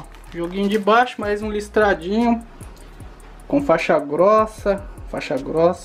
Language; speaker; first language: Portuguese; native; Portuguese